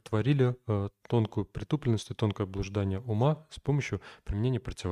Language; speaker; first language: Russian; native; Russian